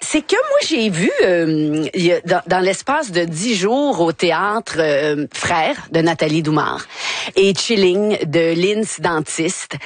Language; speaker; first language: French; native; French